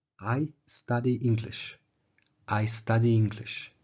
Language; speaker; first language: English; non-native, fluent; Mongolian